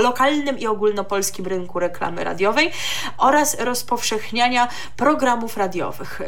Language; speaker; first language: Polish; native; Polish